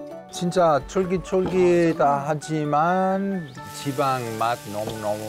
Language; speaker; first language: Korean; non-native, fluent; Italian